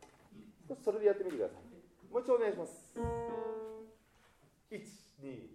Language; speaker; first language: Japanese; native; Japanese